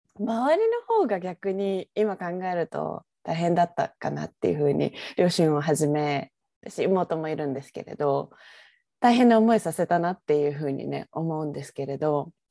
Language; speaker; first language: Japanese; native; Japanese